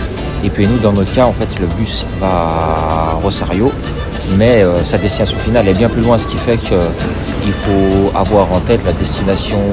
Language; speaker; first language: French; native; French